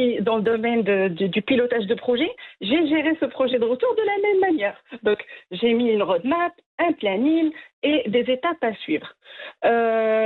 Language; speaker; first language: French; non-native, local second language; Arabic